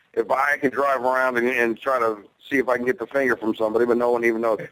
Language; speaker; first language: English; native; English